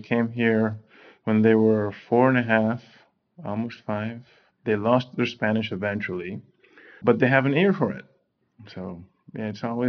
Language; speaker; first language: English; non-native, fluent; Spanish